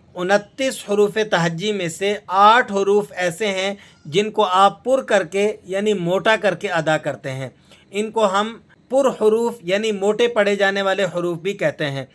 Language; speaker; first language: Urdu; native; Urdu